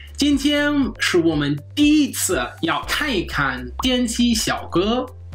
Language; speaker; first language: Chinese; non-native, learner; English